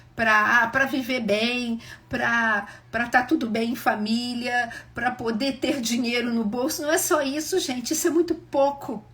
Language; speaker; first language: Portuguese; native; Portuguese